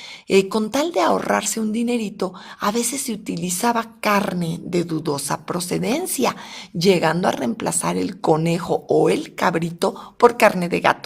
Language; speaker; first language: Spanish; native; Spanish